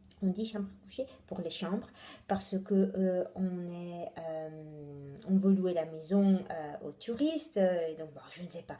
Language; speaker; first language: French; non-native, fluent; Italian